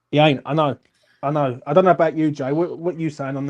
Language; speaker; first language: English; native; English